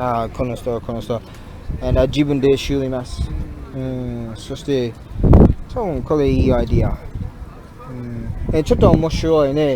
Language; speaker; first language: Japanese; non-native, learner; English